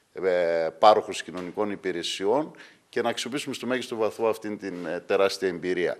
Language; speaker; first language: Greek; native; Greek